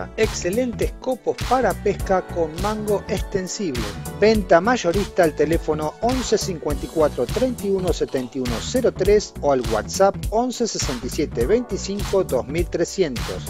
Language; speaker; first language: Spanish; native; Spanish